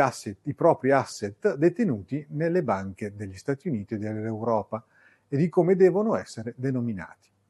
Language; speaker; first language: Italian; native; Italian